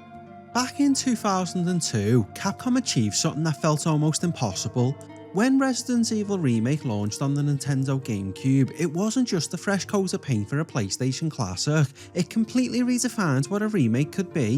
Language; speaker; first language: English; native; English